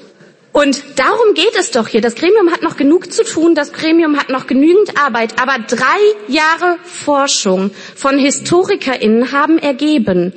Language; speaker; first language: German; native; German